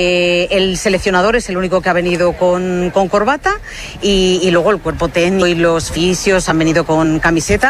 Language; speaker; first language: Spanish; native; Spanish